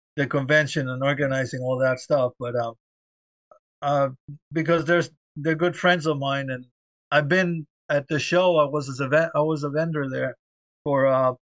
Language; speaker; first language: English; early bilingual, other home language; Spanish